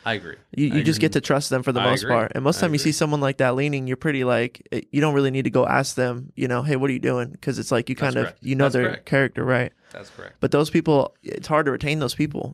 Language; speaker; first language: English; native; English